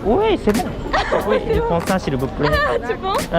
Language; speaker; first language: French; non-native, learner; Japanese